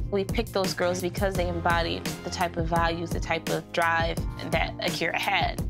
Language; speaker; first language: English; native; English